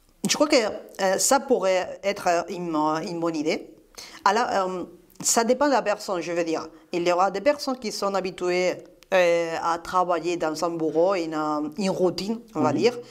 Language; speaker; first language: French; non-native, fluent; Spanish